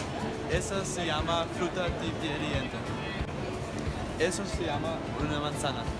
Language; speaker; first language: Spanish; non-native, learner; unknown